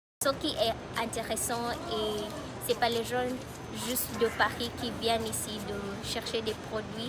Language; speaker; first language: French; non-native, fluent; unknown